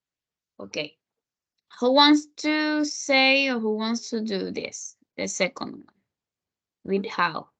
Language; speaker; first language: English; non-native, fluent; Spanish